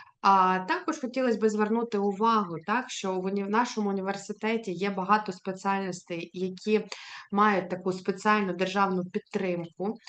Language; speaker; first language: Ukrainian; native; Ukrainian